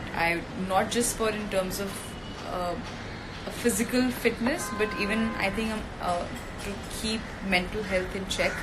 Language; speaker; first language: English; non-native, local second language; Hindi